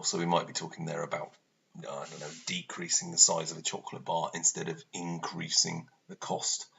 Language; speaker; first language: English; native; English